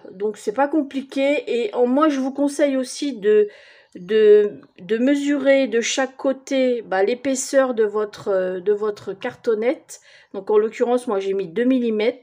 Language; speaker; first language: French; native; French